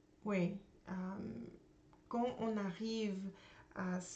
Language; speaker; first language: French; non-native, learner; English